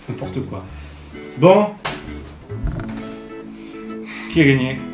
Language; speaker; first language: French; native; French